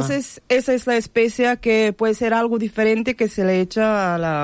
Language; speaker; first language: Spanish; non-native, fluent; Bulgarian